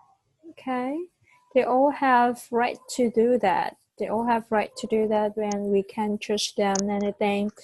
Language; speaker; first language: English; non-native, fluent; Vietnamese